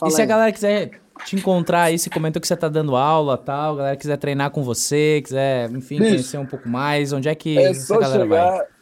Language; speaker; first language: Portuguese; native; Portuguese